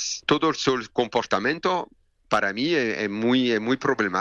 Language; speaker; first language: Spanish; non-native, learner; French